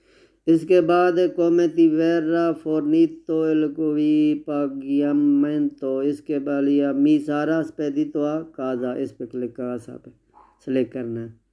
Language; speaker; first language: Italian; non-native, learner; Urdu